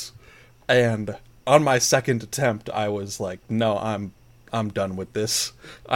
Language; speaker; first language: English; native; English